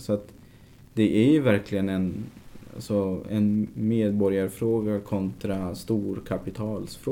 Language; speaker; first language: Swedish; native; Swedish